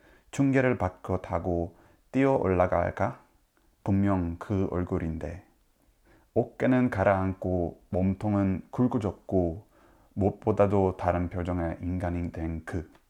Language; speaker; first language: Korean; non-native, fluent; Dutch